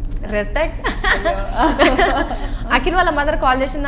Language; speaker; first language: Telugu; native; Telugu